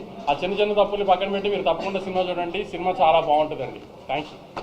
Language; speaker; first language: Telugu; native; Telugu